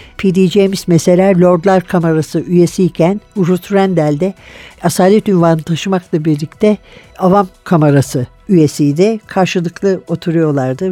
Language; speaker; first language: Turkish; native; Turkish